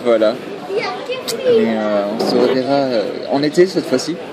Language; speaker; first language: French; native; French